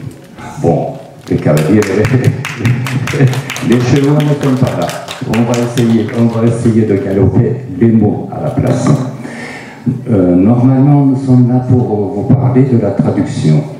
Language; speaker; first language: French; non-native, fluent; Turkish